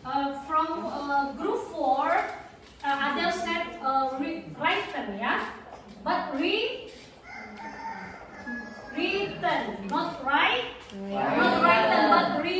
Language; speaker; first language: English; non-native, local second language; Indonesian